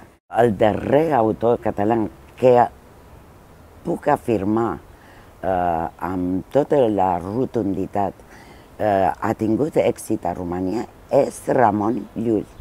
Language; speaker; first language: Catalan; non-native, fluent; Romanian